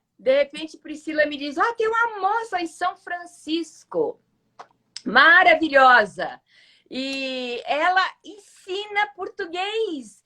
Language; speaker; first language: Portuguese; native; Portuguese